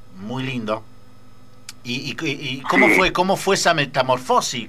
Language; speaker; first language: Spanish; native; Spanish